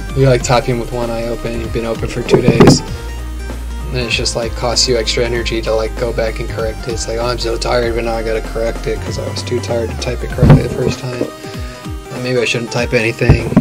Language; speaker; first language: English; native; English